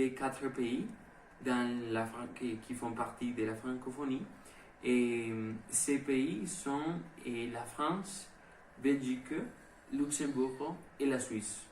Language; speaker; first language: French; non-native, learner; Spanish